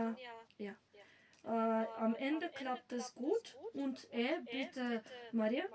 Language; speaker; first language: German; non-native, fluent; Macedonian